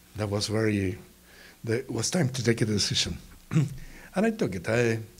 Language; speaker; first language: English; non-native, fluent; Spanish